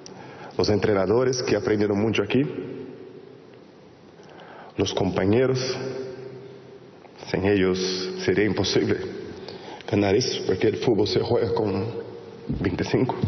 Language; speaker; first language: Spanish; non-native, fluent; Portuguese